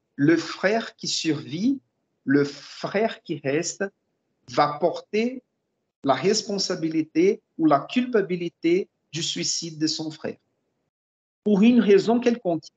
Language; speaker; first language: French; non-native, fluent; Portuguese